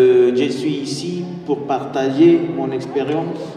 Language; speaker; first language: French; non-native, fluent; Spanish